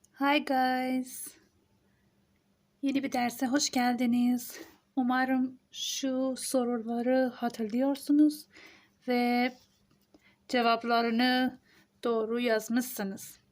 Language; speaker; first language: Turkish; non-native, fluent; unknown